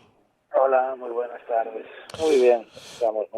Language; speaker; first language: Spanish; native; Spanish